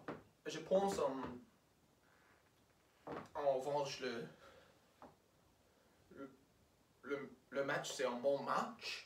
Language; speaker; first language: French; non-native, learner; English